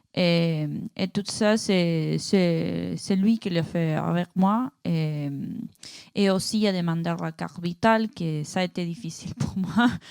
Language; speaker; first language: French; non-native, learner; Spanish